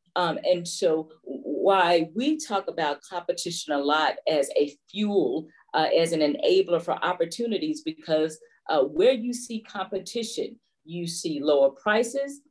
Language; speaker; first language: English; native; English